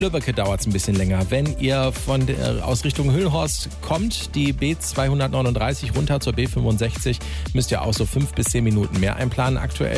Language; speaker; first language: German; native; German